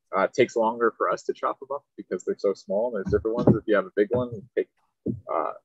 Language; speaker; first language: English; native; English